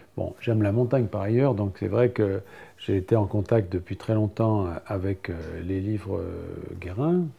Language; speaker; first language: French; native; French